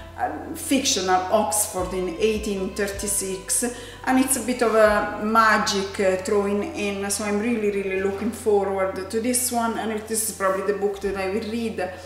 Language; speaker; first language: English; non-native, fluent; Italian